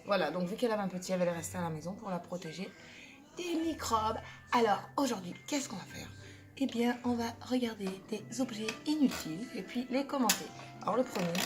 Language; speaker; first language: French; native; French